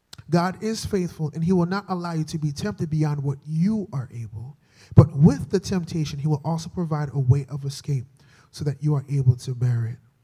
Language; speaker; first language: English; early bilingual, other home language; Haitian Creole